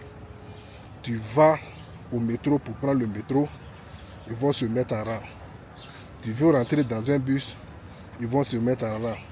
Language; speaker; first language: French; non-native, local second language; Bambara